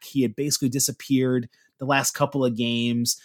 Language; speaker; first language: English; native; English